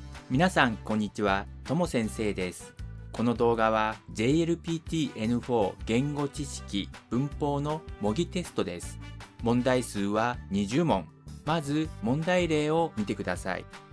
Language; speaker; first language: Japanese; native; Japanese